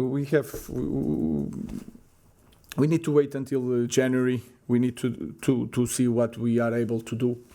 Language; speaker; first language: English; non-native, fluent; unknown